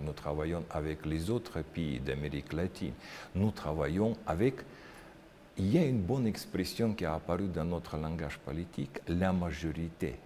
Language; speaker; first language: French; non-native, learner; Russian